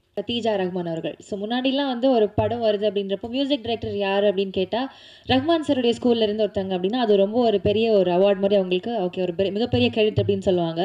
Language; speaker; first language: Tamil; native; Tamil